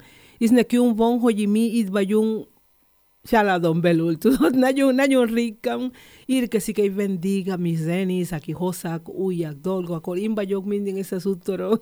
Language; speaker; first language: Hungarian; non-native, fluent; Spanish